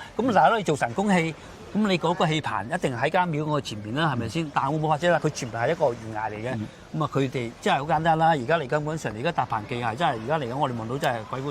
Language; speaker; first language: Cantonese; native; Cantonese